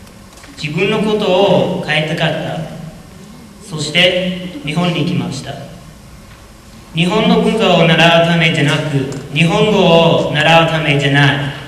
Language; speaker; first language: Japanese; non-native, learner; English